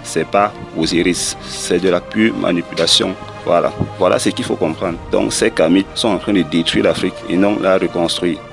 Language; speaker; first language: French; non-native, local second language; Kongo